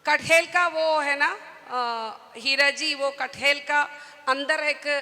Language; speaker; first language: Hindi; non-native, local second language; Malayalam